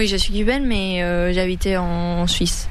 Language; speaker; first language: French; early bilingual, other home language; Spanish